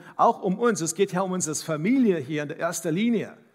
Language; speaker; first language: German; non-native, fluent; English